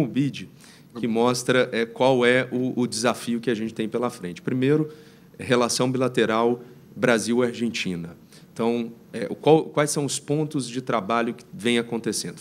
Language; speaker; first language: Portuguese; native; Portuguese